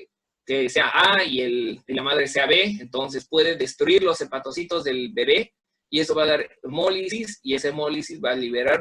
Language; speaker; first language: Spanish; native; Spanish